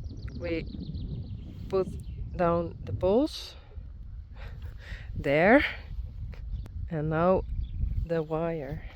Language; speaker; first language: English; non-native, learner; Western Frisian